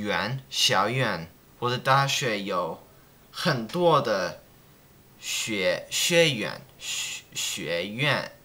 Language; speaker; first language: Chinese; non-native, learner; English